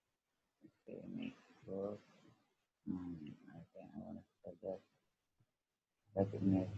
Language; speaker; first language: English; non-native, learner; Indonesian